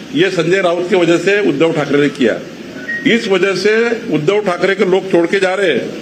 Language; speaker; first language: Hindi; non-native, local second language; Marathi